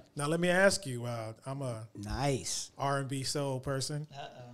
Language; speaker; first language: English; native; English